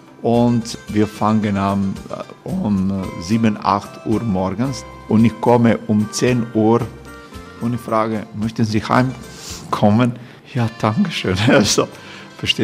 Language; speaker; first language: German; non-native, fluent; Croatian